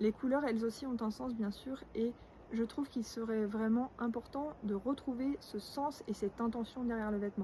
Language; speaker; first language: French; native; French